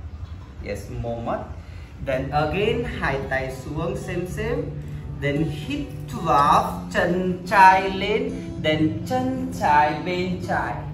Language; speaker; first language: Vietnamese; non-native, learner; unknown